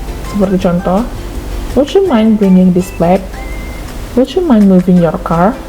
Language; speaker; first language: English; non-native, fluent; Indonesian